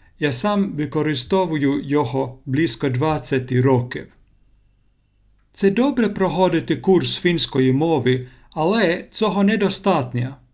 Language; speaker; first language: Ukrainian; non-native, learner; Finnish